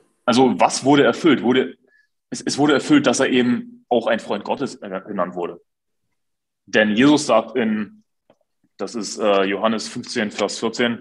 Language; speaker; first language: German; native; German